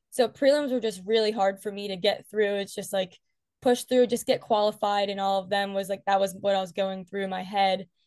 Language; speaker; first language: English; native; English